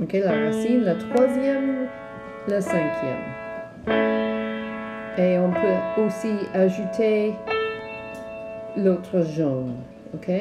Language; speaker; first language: French; non-native, learner; English